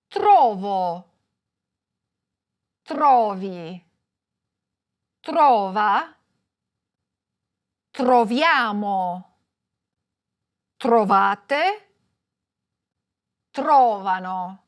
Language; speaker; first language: Italian; non-native, fluent; English